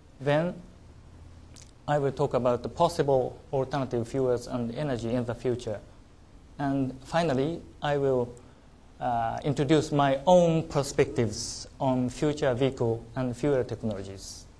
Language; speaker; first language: English; non-native, learner; Japanese